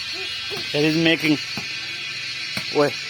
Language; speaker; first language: English; non-native, learner; Nepali